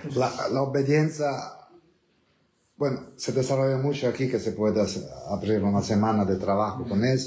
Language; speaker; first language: Spanish; non-native, learner; Italian